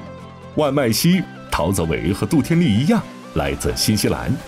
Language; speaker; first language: Chinese; native; Chinese